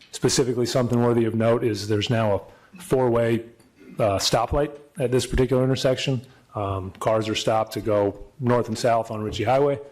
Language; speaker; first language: English; native; English